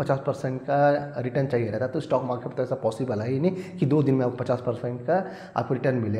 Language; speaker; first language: Hindi; native; Hindi